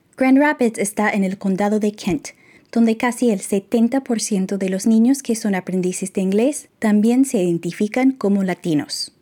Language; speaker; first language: Spanish; non-native, fluent; English